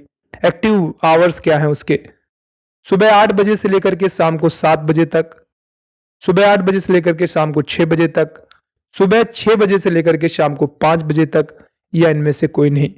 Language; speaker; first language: Hindi; native; Hindi